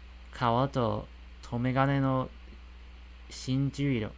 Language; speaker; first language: Japanese; non-native, fluent; English